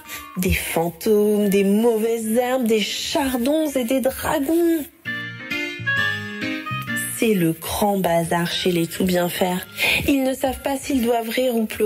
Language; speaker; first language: French; native; French